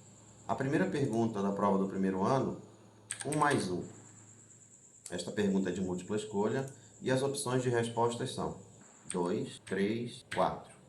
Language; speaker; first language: Portuguese; native; Portuguese